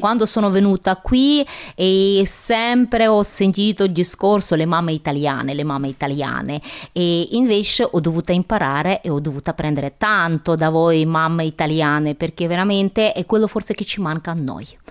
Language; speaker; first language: Italian; non-native, fluent; Ukrainian